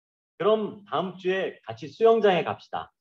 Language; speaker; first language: Korean; non-native, learner; Vietnamese